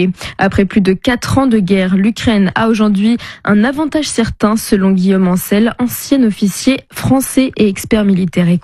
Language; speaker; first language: French; native; French